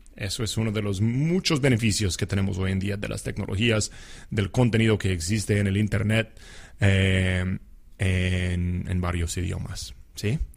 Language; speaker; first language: Spanish; non-native, fluent; English